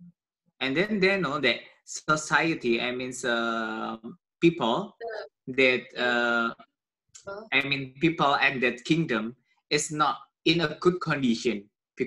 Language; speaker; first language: English; non-native, learner; Indonesian